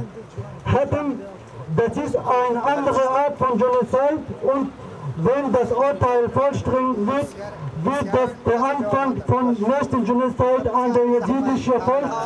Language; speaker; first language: German; non-native, learner; Kurdish